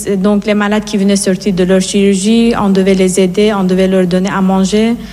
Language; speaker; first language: French; non-native, fluent; Persian